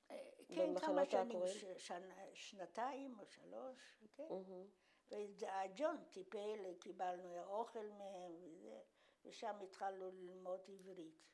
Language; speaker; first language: Hebrew; non-native, fluent; Polish